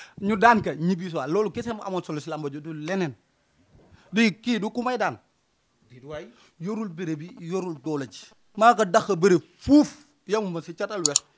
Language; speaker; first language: Wolof; native; Wolof